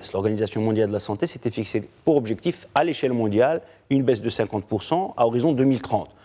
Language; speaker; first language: French; non-native, local second language; Arabic